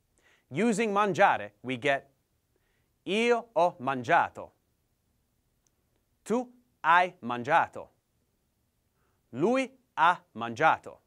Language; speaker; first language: Italian; non-native, learner; English